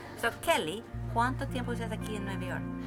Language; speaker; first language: Spanish; non-native, fluent; English